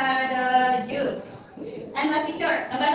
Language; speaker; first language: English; non-native, learner; Indonesian